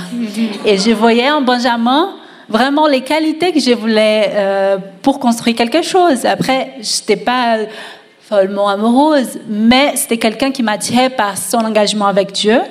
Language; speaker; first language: French; non-native, fluent; Portuguese